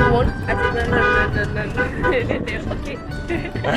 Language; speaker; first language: English; non-native, learner; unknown